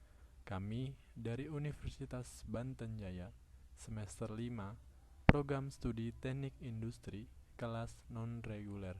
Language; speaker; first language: Indonesian; native; Indonesian